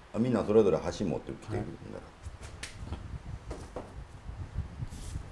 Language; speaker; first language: Japanese; native; Japanese